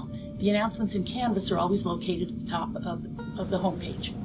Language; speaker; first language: English; native; English